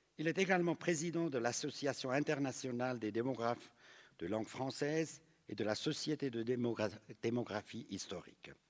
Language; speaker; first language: French; native; French